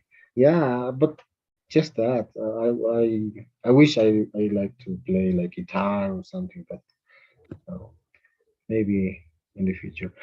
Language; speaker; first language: English; non-native, fluent; Spanish